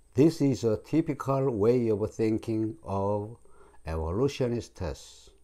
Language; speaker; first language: English; non-native, fluent; Korean